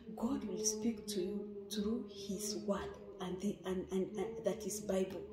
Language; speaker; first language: English; non-native, local second language; Swahili